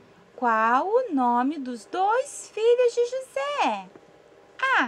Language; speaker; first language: Portuguese; native; Portuguese